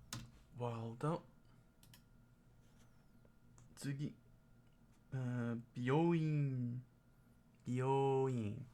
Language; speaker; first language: Japanese; non-native, learner; English